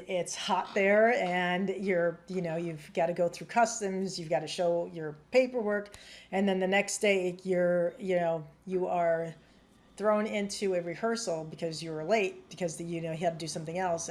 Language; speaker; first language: English; native; English